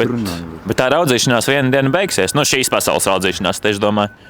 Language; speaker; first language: Latvian; native; Latvian